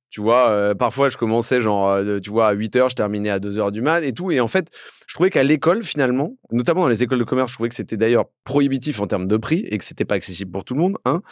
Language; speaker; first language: French; native; French